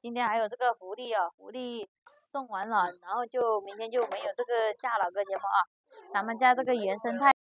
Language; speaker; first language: Chinese; native; Chinese